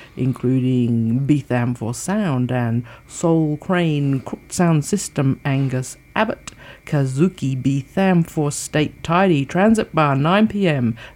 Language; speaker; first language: English; native; English